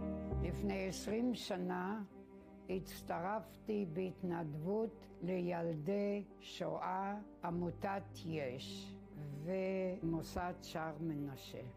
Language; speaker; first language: Hebrew; non-native, fluent; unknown